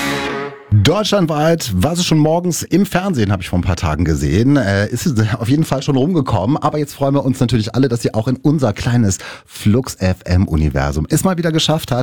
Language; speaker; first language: German; native; German